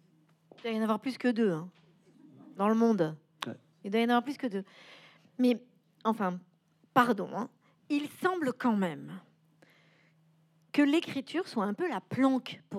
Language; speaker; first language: French; native; French